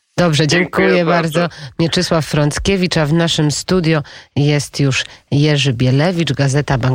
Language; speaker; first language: Polish; native; Polish